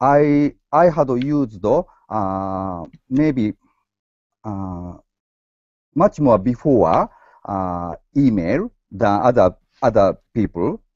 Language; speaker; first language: English; non-native, learner; Japanese